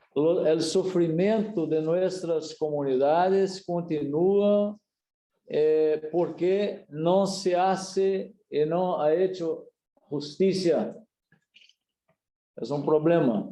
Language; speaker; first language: Spanish; non-native, learner; Portuguese